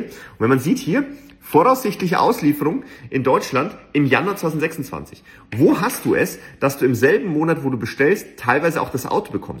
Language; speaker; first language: German; native; German